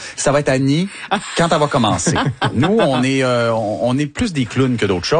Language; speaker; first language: French; native; French